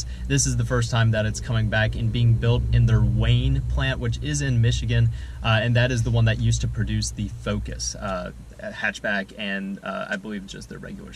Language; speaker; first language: English; native; English